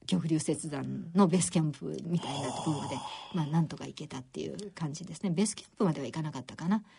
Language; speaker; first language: Japanese; native; Japanese